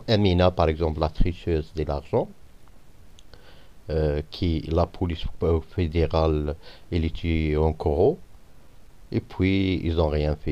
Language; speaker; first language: French; non-native, fluent; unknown